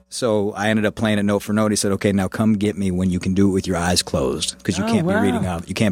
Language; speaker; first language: English; native; English